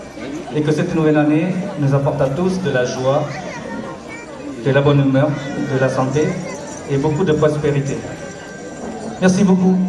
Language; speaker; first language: French; early bilingual, other home language; Hmong